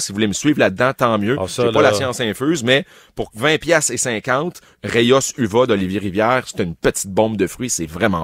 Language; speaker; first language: French; native; French